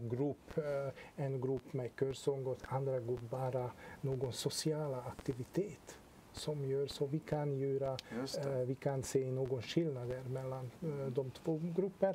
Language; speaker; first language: Swedish; non-native, fluent; Hungarian